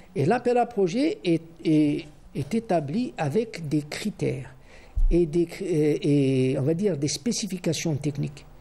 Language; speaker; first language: French; non-native, local second language; Arabic